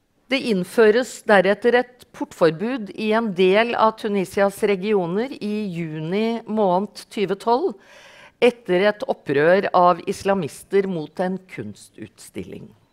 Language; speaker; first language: Norwegian; native; Norwegian